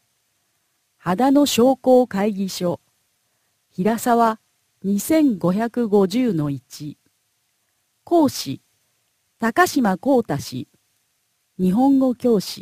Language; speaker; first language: Japanese; native; Japanese